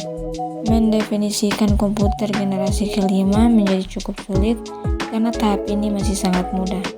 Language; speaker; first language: Indonesian; native; Indonesian